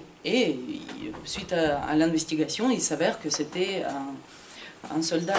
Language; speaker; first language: French; non-native, fluent; Ukrainian